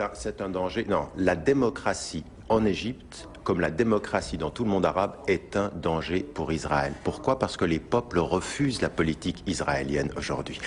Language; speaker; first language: French; early bilingual, other home language; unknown